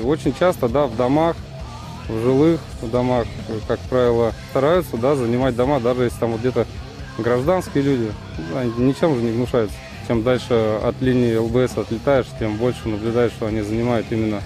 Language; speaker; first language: Russian; native; Russian